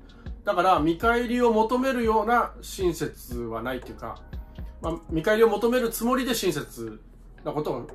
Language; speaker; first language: Japanese; native; Japanese